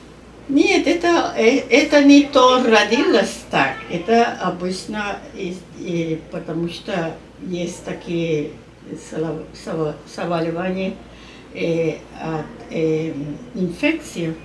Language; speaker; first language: Russian; non-native, learner; Spanish